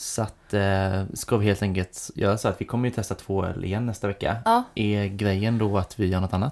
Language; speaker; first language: Swedish; native; Swedish